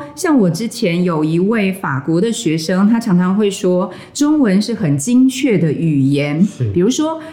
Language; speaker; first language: Chinese; native; Chinese